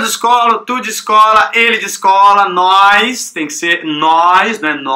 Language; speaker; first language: Portuguese; native; Portuguese